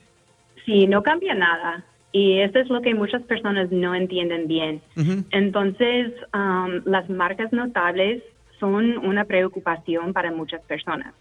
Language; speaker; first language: Spanish; non-native, fluent; English